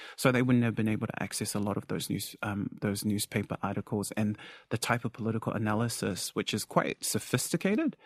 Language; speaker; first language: English; native; English